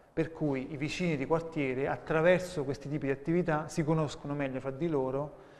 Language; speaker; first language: Italian; native; Italian